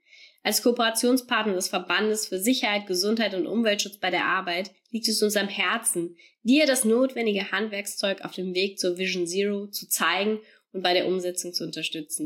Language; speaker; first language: German; native; German